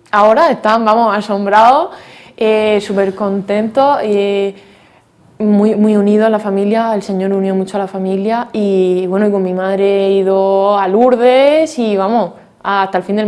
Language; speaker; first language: Spanish; native; Spanish